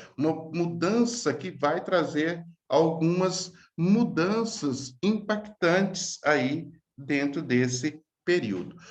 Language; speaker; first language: Portuguese; native; Portuguese